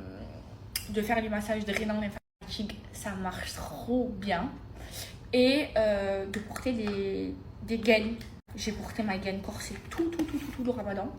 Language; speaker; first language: French; native; French